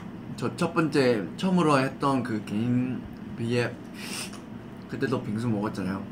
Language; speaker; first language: Korean; non-native, fluent; English